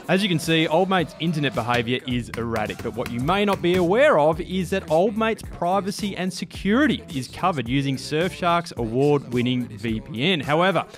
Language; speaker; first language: English; native; English